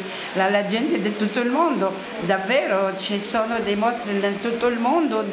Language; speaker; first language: Italian; non-native, fluent; Arabic